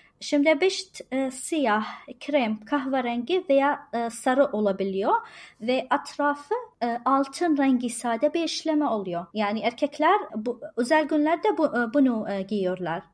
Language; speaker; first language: Turkish; non-native, learner; Arabic